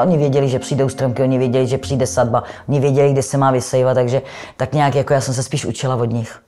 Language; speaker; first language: Czech; native; Czech